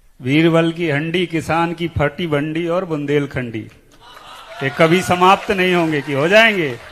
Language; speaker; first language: Hindi; native; Hindi